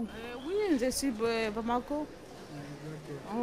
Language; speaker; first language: French; non-native, learner; Bambara